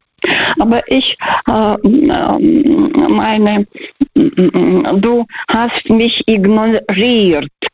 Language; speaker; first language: German; non-native, fluent; Russian